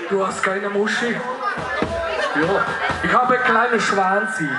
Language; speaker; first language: German; non-native, learner; Czech